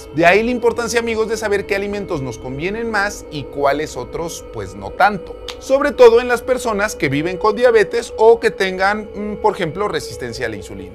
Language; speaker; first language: Spanish; native; Spanish